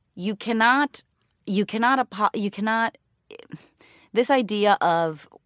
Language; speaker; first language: English; non-native, fluent; Spanish